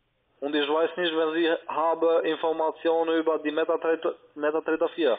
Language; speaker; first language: German; non-native, learner; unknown